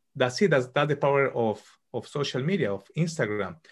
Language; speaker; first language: English; non-native, fluent; Spanish